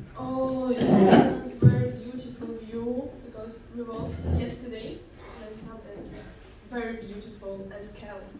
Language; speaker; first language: English; non-native, learner; Ukrainian